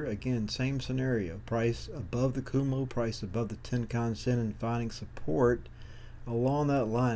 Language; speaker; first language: English; native; English